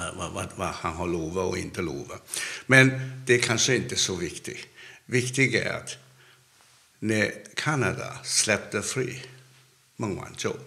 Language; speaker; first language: Swedish; non-native, fluent; Cantonese